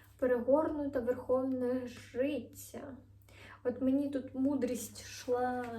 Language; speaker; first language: Ukrainian; non-native, local second language; Russian